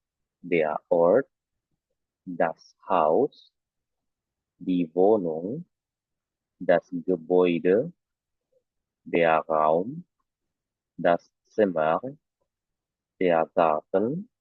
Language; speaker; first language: German; non-native, fluent; Indonesian